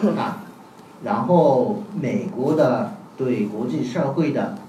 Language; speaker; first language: Chinese; non-native, fluent; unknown